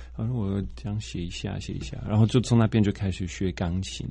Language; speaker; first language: Chinese; non-native, fluent; French